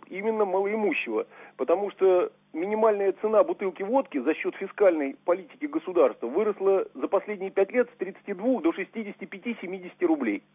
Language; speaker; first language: Russian; native; Russian